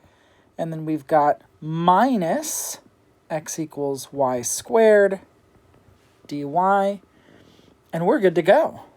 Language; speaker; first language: English; native; English